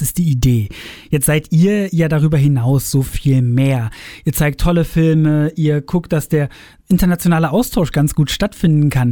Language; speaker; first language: German; native; German